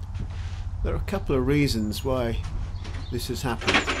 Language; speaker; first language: English; native; English